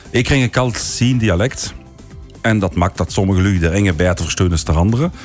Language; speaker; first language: Dutch; native; Dutch